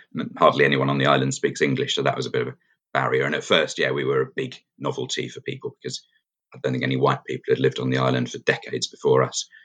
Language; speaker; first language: English; native; English